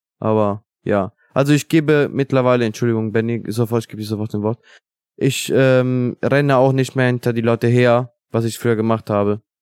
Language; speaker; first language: German; non-native, fluent; Italian